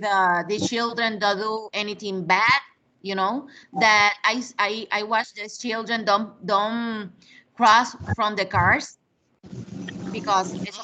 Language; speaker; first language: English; non-native, learner; Spanish